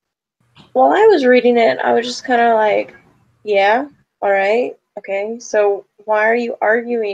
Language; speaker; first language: English; native; English